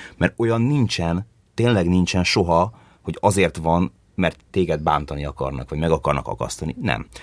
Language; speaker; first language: Hungarian; early bilingual, heritage; Hungarian